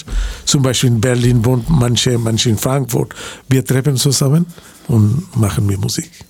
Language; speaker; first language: German; non-native, learner; Bangla